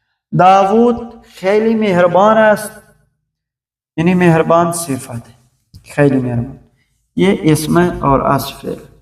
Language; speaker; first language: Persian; non-native, fluent; Urdu